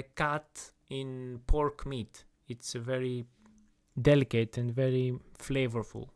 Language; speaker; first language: English; non-native, fluent; Greek